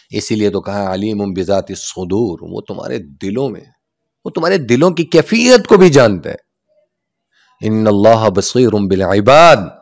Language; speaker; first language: Urdu; non-native, local second language; Punjabi